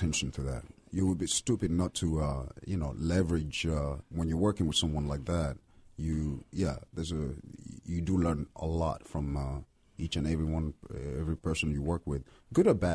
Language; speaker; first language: English; non-native, fluent; French